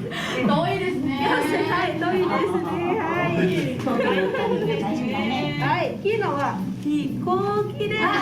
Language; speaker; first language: Japanese; non-native, learner; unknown